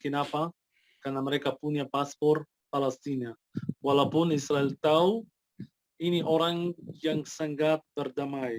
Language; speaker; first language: Indonesian; non-native, fluent; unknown